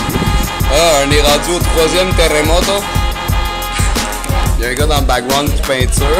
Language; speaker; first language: French; native; French